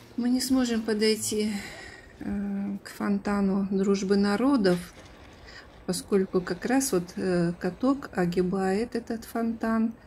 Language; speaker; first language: Russian; native; Russian